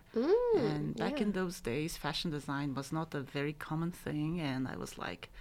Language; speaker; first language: English; non-native, fluent; Mongolian